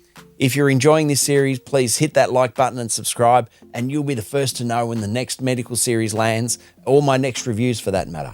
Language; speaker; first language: English; native; English